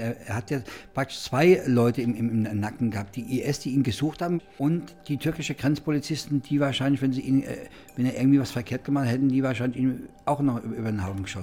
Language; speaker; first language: German; native; German